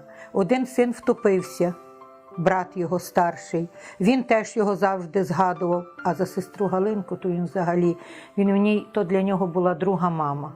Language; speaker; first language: Ukrainian; native; Ukrainian